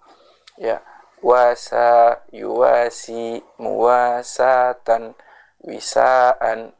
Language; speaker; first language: Arabic; non-native, fluent; Indonesian